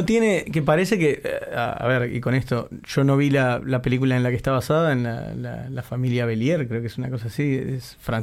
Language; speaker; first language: Spanish; native; Spanish